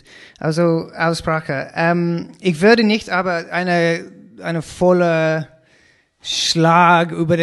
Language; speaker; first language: German; non-native, learner; English